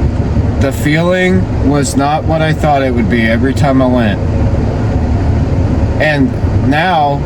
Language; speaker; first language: English; native; English